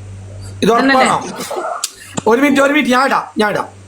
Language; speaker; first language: Malayalam; native; Malayalam